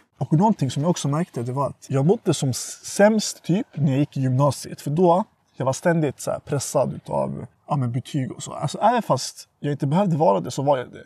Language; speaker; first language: Swedish; early bilingual, other home language; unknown